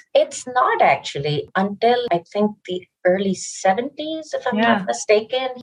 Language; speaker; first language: English; non-native, local second language; Urdu